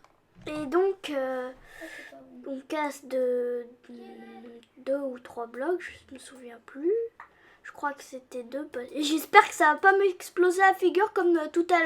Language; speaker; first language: French; native; French